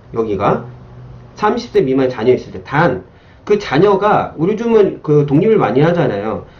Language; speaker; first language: Korean; native; Korean